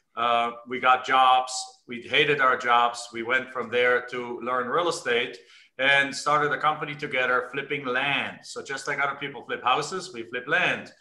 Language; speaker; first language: English; non-native, fluent; German